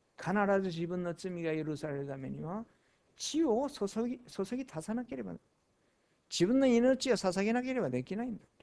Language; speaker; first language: Japanese; non-native, fluent; Korean